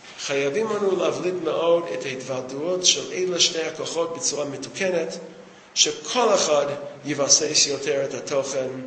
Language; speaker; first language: Hebrew; non-native, fluent; English